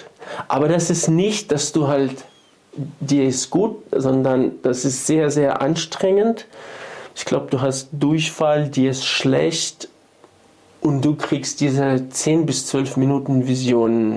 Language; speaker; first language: German; non-native, fluent; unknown